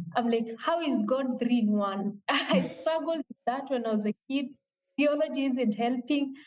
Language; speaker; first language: English; non-native, local second language; Meru